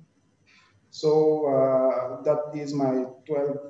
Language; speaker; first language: English; non-native, fluent; Wolof